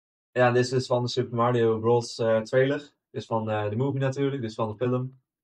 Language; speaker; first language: Dutch; native; Dutch